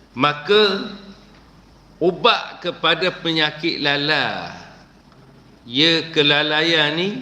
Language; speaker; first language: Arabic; non-native, fluent; Malay